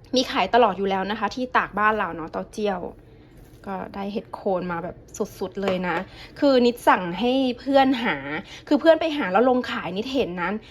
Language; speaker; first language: Thai; native; Thai